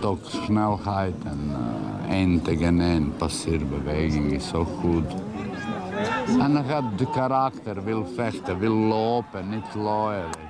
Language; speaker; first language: Dutch; non-native, learner; Croatian